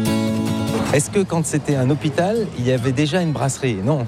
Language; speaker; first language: French; native; French